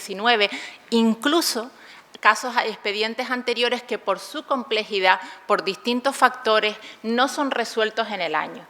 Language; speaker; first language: Spanish; native; Spanish